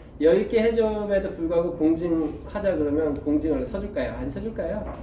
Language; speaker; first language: Korean; native; Korean